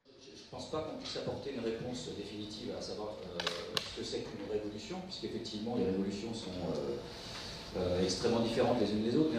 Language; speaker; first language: French; native; French